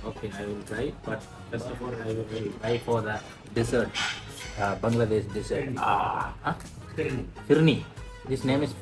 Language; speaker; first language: English; non-native, learner; Tamil